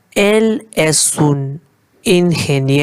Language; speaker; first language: Spanish; non-native, fluent; Hindi